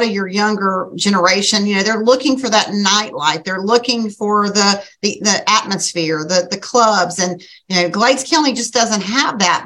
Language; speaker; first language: English; native; English